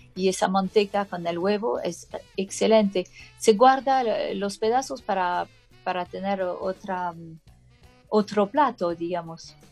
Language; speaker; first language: Spanish; non-native, fluent; French